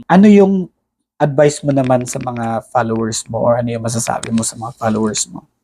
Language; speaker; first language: Filipino; non-native, local second language; Cebuano